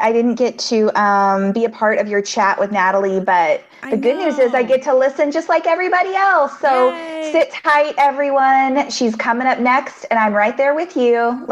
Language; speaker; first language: English; native; English